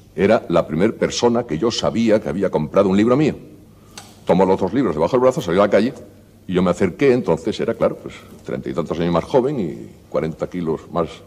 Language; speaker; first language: Spanish; native; Spanish